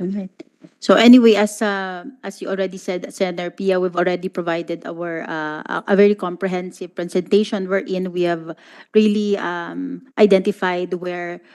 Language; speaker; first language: English; non-native, local second language; Filipino